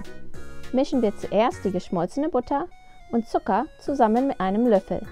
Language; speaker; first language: German; non-native, fluent; English